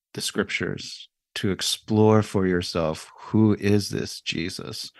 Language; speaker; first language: English; native; English